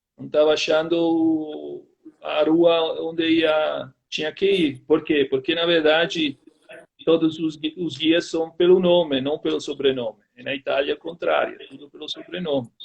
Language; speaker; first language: Portuguese; non-native, fluent; Italian